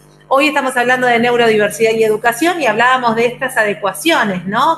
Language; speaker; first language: Spanish; native; Spanish